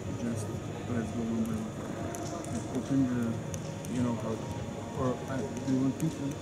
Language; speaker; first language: English; non-native, learner; Russian